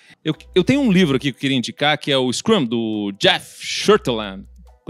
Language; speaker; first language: Portuguese; native; Portuguese